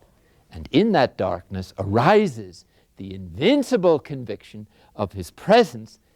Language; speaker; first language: English; native; English